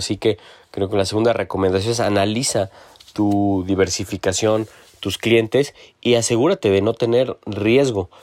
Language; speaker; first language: Spanish; native; Spanish